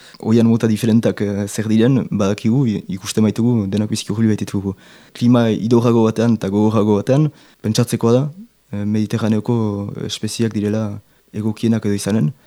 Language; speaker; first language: Basque; native; Basque